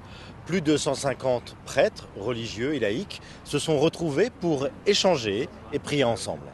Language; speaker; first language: French; native; French